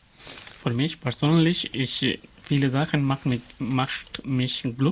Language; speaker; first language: German; non-native, learner; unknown